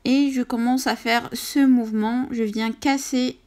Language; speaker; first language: French; non-native, local second language; Arabic